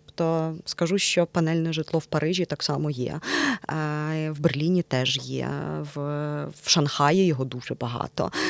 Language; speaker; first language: Ukrainian; native; Ukrainian